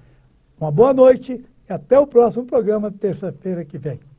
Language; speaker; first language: Portuguese; native; Portuguese